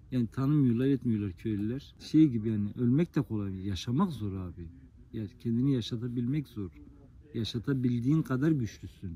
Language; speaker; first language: Turkish; non-native, local second language; Kurdish